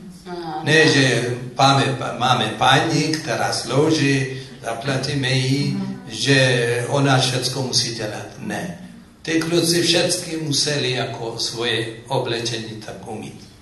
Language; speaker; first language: Czech; non-native, fluent; Amharic